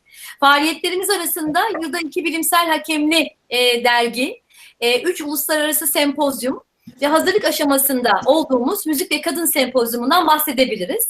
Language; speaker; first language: Turkish; native; Turkish